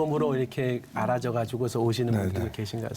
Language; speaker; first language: Korean; native; Korean